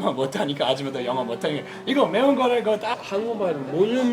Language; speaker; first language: Korean; non-native, learner; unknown